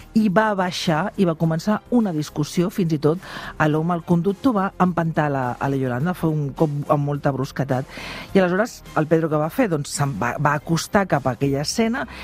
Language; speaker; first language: Catalan; non-native, local second language; Spanish